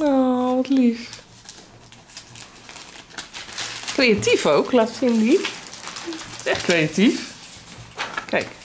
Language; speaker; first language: Dutch; native; Dutch